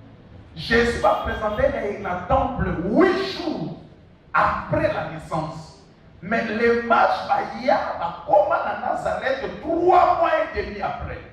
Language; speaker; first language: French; non-native, local second language; Lingala